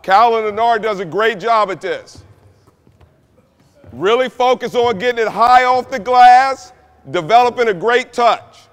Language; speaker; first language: English; native; English